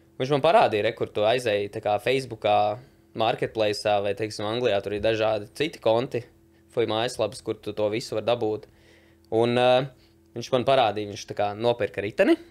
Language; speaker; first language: Latvian; native; Latvian